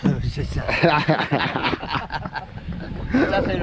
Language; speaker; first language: French; non-native, fluent; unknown